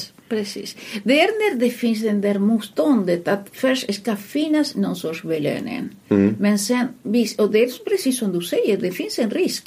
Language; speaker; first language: Swedish; non-native, fluent; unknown